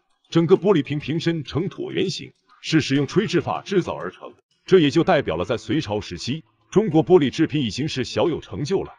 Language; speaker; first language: Chinese; native; Chinese